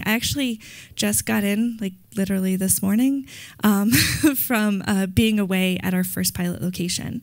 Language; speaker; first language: English; native; English